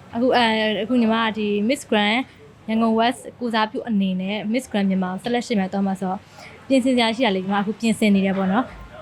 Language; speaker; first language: Burmese; native; Burmese